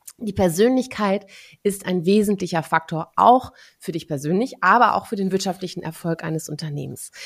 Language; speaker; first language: German; native; German